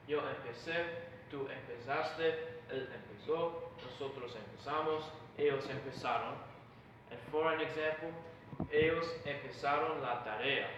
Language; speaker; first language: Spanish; non-native, learner; English